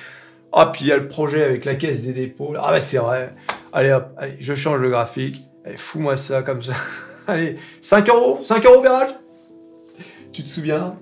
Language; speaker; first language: French; native; French